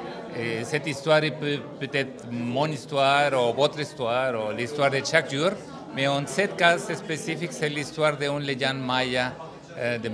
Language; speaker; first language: French; non-native, learner; Spanish